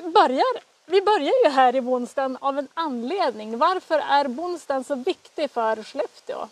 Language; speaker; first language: Swedish; native; Swedish